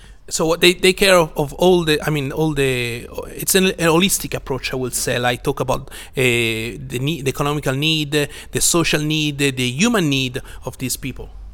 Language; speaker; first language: English; non-native, fluent; Italian